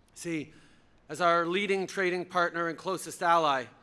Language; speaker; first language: English; early bilingual, other home language; French